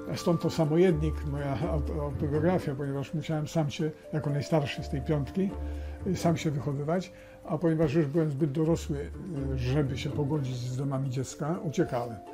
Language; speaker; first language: Polish; native; Polish